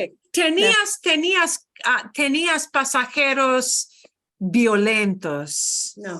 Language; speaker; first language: Spanish; non-native, fluent; English